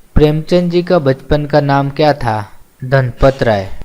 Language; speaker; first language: Hindi; non-native, local second language; Gujarati